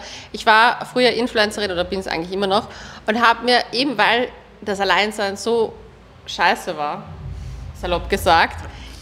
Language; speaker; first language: German; native; German